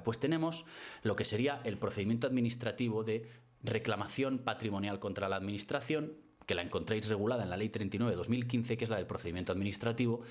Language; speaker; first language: Spanish; native; Spanish